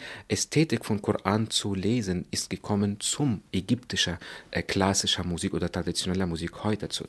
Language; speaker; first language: German; non-native, fluent; Arabic